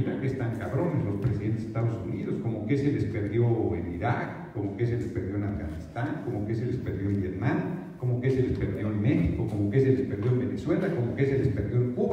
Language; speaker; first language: Spanish; native; Spanish